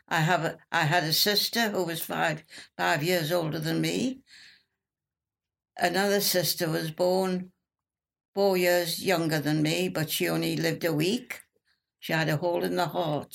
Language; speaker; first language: English; native; English